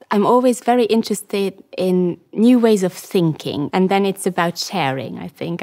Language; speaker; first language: English; non-native, fluent; Luxembourgish